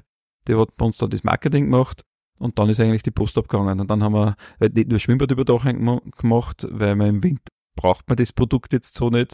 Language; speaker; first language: German; native; German